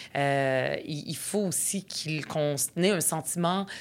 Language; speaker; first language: French; early bilingual, other home language; Arabic